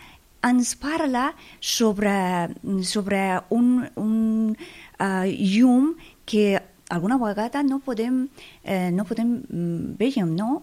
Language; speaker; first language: Catalan; non-native, fluent; Persian